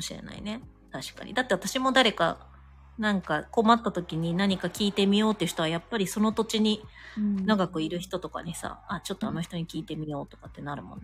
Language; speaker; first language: Japanese; native; Japanese